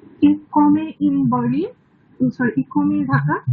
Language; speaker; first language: German; non-native, learner; Bangla